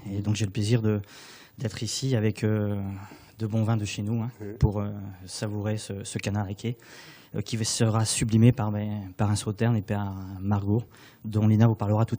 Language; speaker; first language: French; native; French